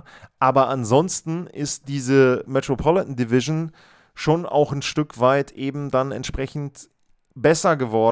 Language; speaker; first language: German; native; German